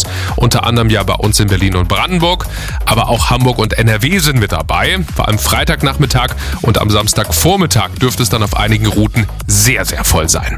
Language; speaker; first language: German; native; German